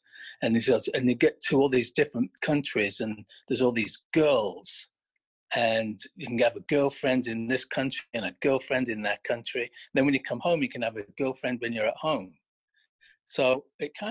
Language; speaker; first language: English; native; English